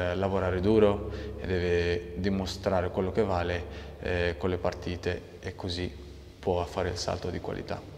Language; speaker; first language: Italian; non-native, fluent; Arabic